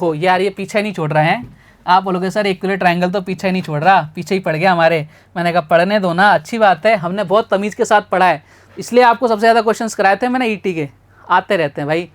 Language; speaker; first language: Hindi; native; Hindi